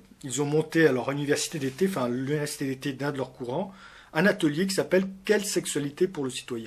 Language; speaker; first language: French; native; French